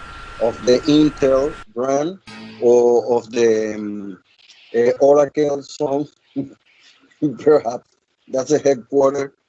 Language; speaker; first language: English; non-native, learner; Spanish